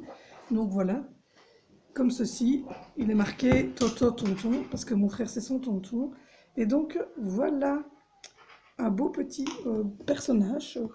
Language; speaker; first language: French; native; French